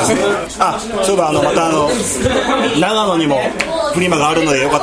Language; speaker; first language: Japanese; native; Japanese